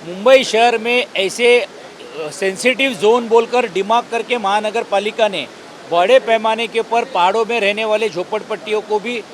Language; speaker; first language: Hindi; non-native, local second language; Marathi